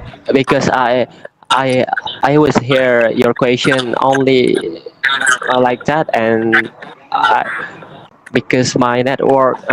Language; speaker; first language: English; non-native, learner; Indonesian